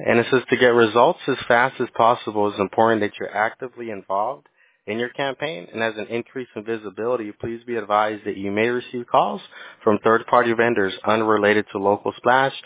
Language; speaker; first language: English; early bilingual, other home language; Spanish